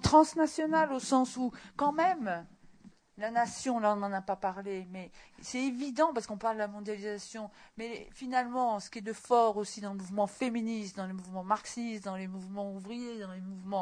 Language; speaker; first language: French; native; French